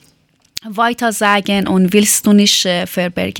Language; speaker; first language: German; non-native, learner; Persian